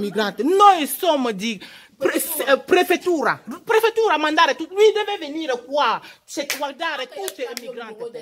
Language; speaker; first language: Italian; non-native, learner; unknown